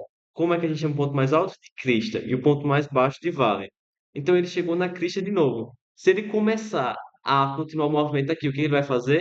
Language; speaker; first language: Portuguese; native; Portuguese